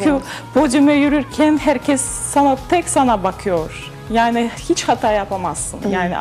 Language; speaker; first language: Turkish; non-native, learner; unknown